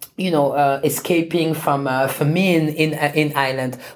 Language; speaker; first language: English; non-native, fluent; French